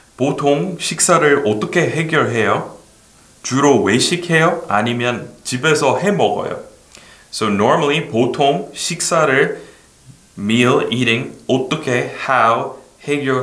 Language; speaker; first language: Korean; non-native, fluent; English